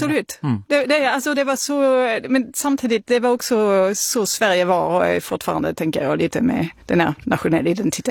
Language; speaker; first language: Swedish; non-native, fluent; French